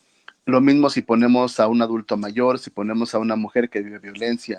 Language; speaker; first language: Spanish; native; Spanish